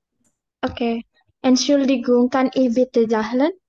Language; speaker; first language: German; non-native, learner; Indonesian